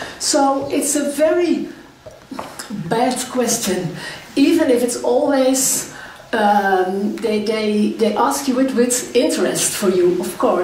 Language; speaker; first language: English; non-native, fluent; Dutch